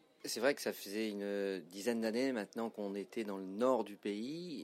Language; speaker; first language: French; native; French